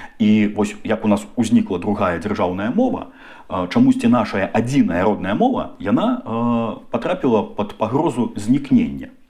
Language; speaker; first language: Belarusian; non-native, local second language; Russian